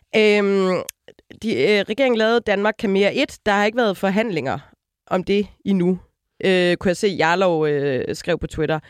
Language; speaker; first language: Danish; native; Danish